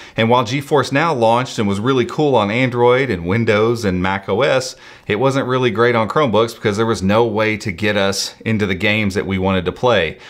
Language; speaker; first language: English; native; English